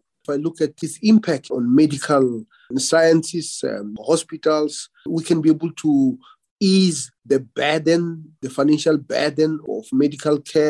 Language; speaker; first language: English; non-native, local second language; Venda